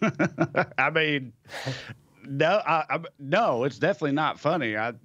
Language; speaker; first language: English; native; English